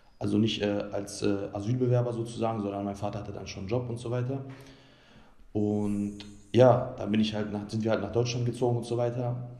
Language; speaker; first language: German; early bilingual, other home language; Bosnian